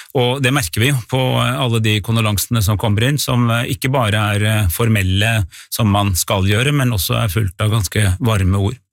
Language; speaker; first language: Norwegian; native; Norwegian